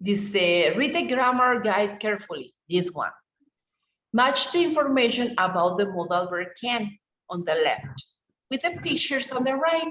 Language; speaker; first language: English; non-native, fluent; Spanish